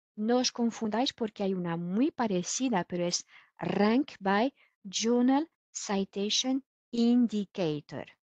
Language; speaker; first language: Spanish; non-native, fluent; French